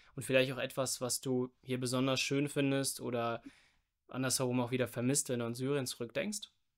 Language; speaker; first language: German; native; German